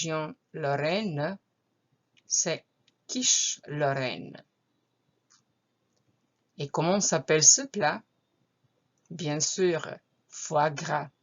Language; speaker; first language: French; non-native, fluent; Croatian